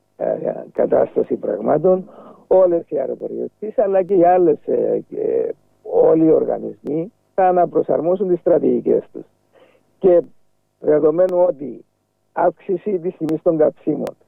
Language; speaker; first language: Greek; native; Greek